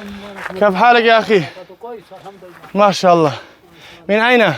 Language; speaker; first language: Arabic; non-native, learner; Tajik